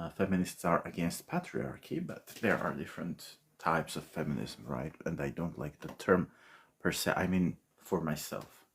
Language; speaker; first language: English; non-native, fluent; Armenian